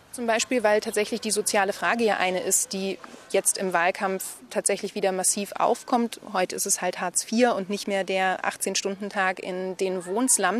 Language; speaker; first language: German; native; German